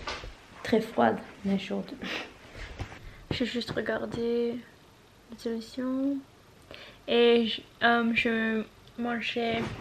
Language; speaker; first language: French; non-native, learner; Russian